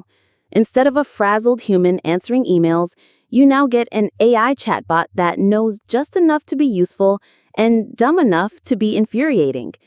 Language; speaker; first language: English; native; English